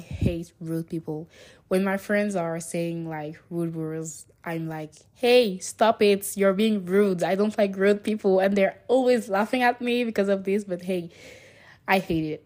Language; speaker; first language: English; non-native, fluent; French